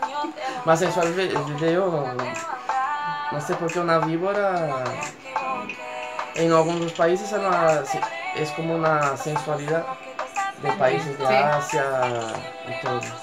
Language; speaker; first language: Spanish; non-native, fluent; Portuguese